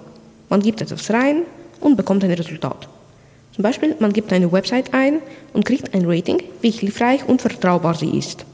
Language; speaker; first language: German; non-native, local second language; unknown